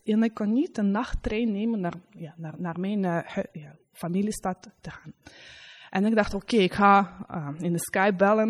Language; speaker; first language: Dutch; non-native, learner; Russian